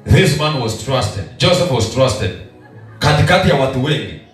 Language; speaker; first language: English; non-native, local second language; Swahili